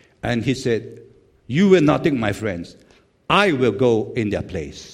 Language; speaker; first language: English; non-native, local second language; Chinese